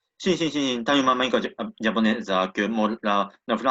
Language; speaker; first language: Portuguese; non-native, learner; Japanese